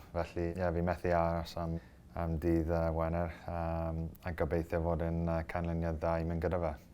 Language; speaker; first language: Welsh; non-native, local second language; English